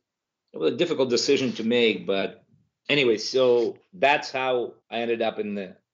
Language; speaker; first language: English; non-native, fluent; Ukrainian